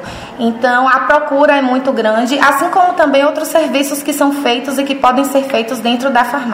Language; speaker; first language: Portuguese; native; Portuguese